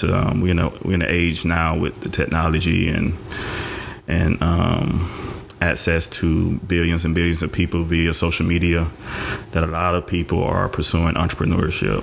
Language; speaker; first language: English; native; English